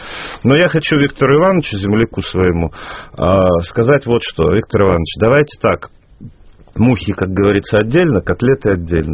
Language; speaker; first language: Russian; native; Russian